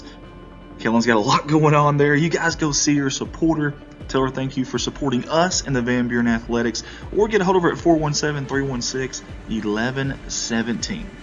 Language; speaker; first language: English; native; English